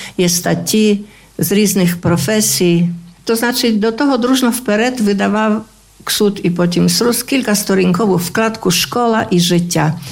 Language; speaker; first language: Ukrainian; native; Ukrainian